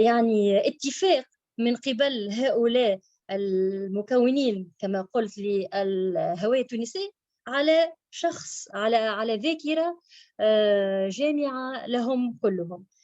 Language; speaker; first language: Arabic; native; Arabic